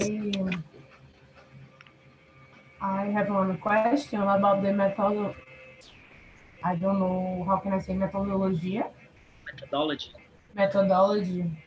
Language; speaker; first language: English; non-native, learner; Portuguese